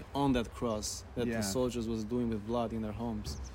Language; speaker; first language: English; non-native, fluent; Albanian